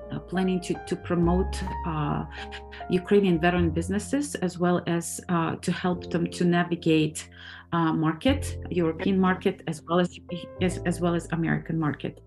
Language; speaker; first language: English; non-native, fluent; Ukrainian